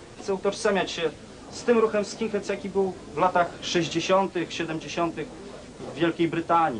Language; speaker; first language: Polish; native; Polish